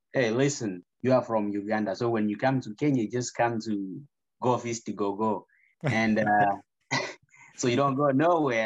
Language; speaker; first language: English; non-native, local second language; Gusii